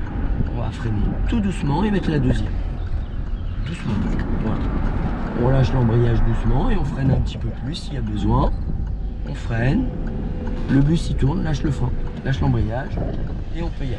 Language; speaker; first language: French; native; French